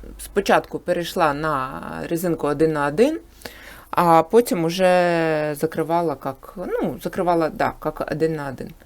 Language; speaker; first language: Ukrainian; non-native, local second language; Russian